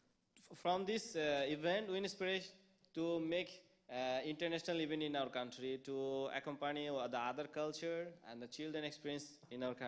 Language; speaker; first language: English; non-native, local second language; Bangla